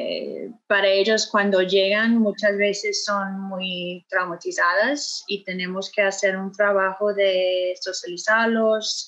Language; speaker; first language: Spanish; non-native, fluent; English